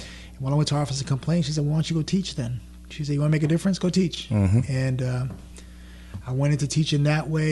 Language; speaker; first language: English; early bilingual, other home language; French